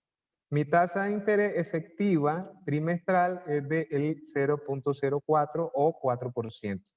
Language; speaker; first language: Spanish; native; Spanish